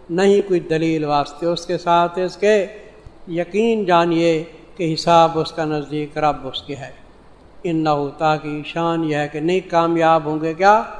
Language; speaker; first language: Urdu; non-native, local second language; Saraiki